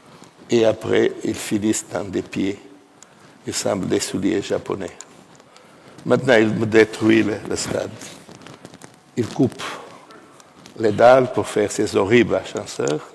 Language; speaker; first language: French; non-native, fluent; Portuguese